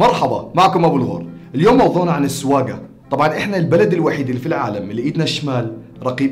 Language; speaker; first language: Arabic; native; Arabic